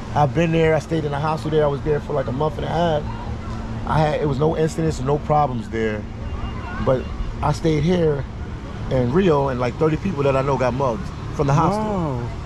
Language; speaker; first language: English; native; English